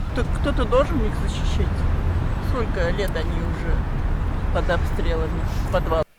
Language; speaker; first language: Russian; native; Russian